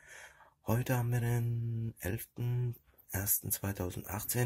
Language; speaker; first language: German; early bilingual, other home language; Turkish